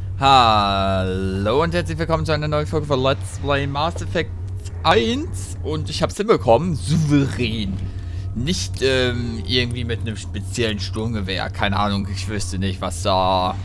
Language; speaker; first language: German; native; German